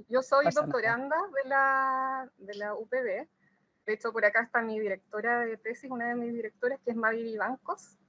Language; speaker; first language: Spanish; native; Spanish